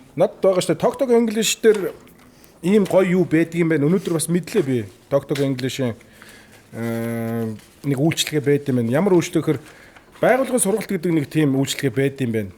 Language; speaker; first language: Mongolian; native; Mongolian